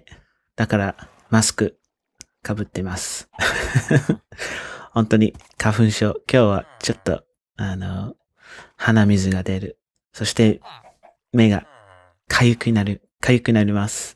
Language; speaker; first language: Japanese; non-native, learner; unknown